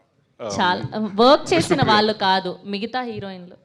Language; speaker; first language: Telugu; native; Telugu